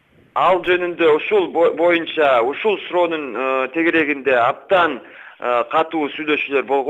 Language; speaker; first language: Kyrgyz; native; Kyrgyz